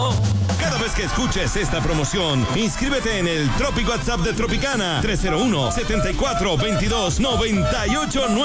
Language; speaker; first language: Spanish; native; Spanish